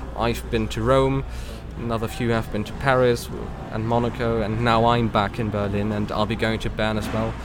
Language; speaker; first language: English; non-native, fluent; German